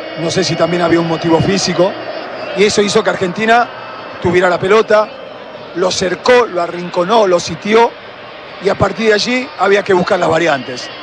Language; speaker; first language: Spanish; native; Spanish